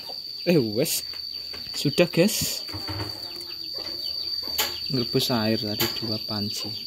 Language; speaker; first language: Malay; non-native, local second language; Javanese